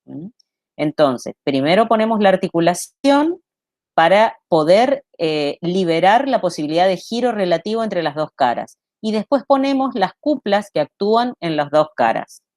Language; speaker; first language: Spanish; native; Spanish